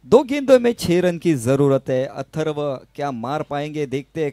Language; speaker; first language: Hindi; non-native, local second language; Marathi